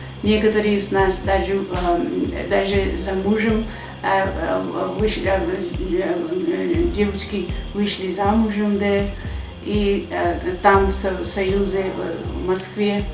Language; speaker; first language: Russian; non-native, fluent; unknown